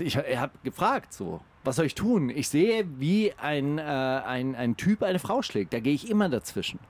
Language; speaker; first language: German; native; German